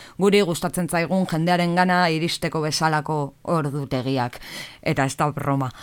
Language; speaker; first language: Basque; native; Basque